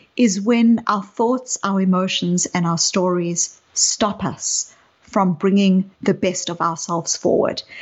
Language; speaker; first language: English; native; English